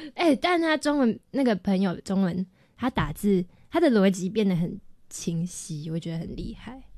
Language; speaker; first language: Chinese; native; Chinese